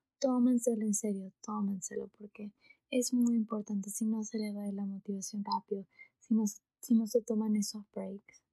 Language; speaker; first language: Spanish; early bilingual, heritage; Spanish